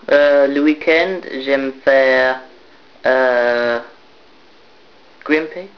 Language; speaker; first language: French; non-native, learner; English